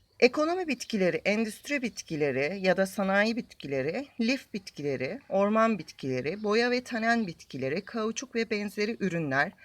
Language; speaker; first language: Turkish; native; Turkish